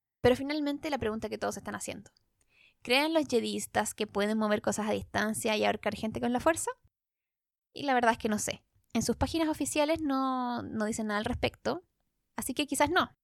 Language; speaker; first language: Spanish; native; Spanish